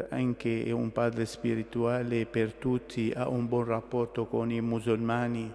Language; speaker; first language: Italian; non-native, learner; Arabic